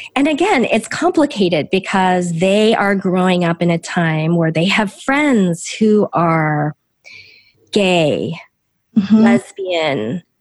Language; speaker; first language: English; early bilingual, other home language; Korean